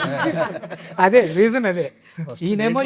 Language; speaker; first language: Telugu; native; Telugu